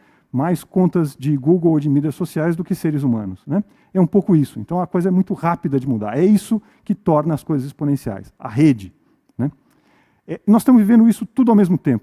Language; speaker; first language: Portuguese; native; Portuguese